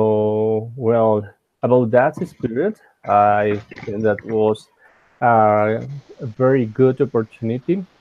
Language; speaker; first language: English; non-native, learner; Spanish